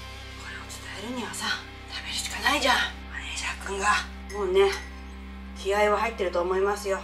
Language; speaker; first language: Japanese; native; Japanese